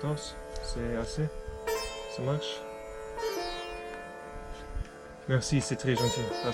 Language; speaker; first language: French; non-native, learner; German